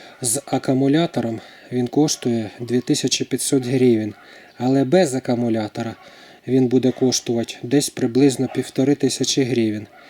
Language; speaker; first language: Ukrainian; native; Ukrainian